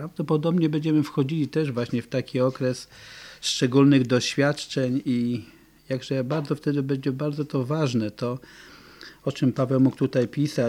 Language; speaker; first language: Polish; native; Polish